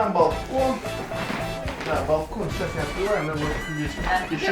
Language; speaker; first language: Russian; non-native, local second language; Yakut